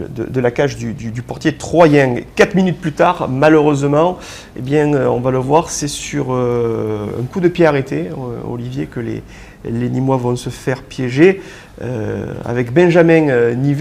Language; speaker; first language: French; native; French